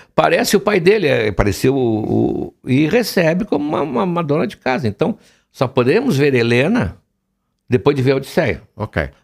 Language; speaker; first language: Portuguese; native; Portuguese